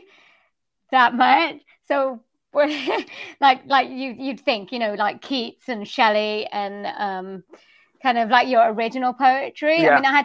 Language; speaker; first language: English; native; English